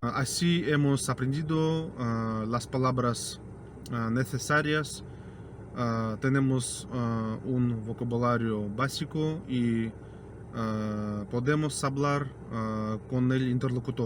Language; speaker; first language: Spanish; non-native, fluent; Russian